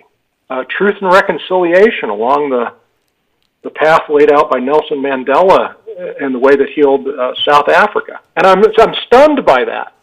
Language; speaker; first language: English; native; English